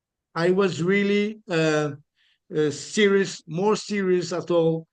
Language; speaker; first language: English; non-native, fluent; French